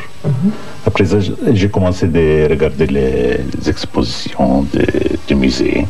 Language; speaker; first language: French; non-native, fluent; Arabic